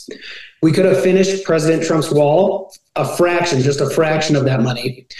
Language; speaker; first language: English; native; English